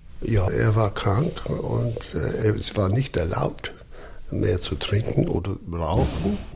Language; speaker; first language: German; non-native, fluent; English